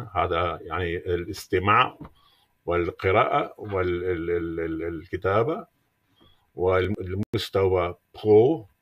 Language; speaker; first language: Arabic; non-native, fluent; German